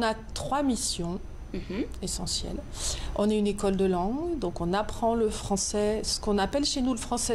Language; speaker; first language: French; native; French